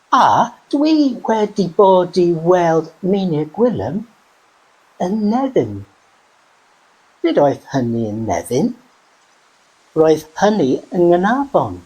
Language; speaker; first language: Welsh; non-native, learner; English